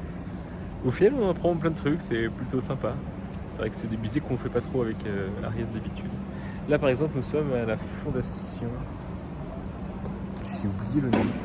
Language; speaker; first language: French; native; French